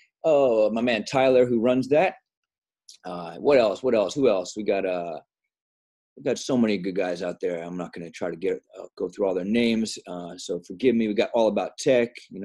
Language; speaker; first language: English; native; English